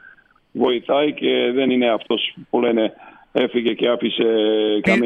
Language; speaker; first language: Greek; non-native, fluent; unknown